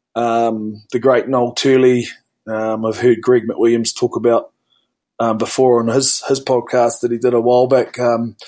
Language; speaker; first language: English; native; English